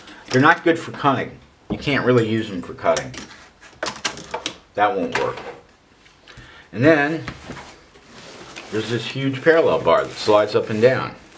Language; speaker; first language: English; native; English